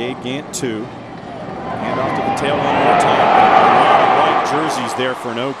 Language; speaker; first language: English; native; English